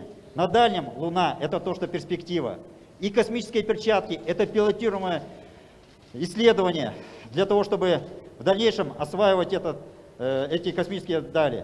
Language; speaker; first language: Russian; native; Russian